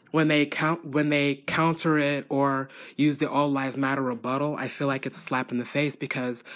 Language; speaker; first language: English; native; English